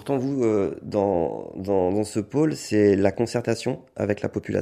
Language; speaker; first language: French; native; French